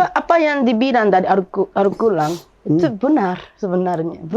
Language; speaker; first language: Indonesian; non-native, learner; Japanese